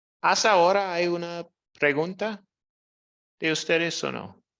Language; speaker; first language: Spanish; non-native, learner; English